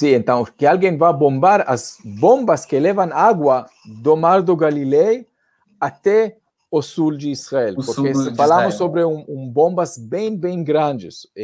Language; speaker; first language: Portuguese; non-native, fluent; Hebrew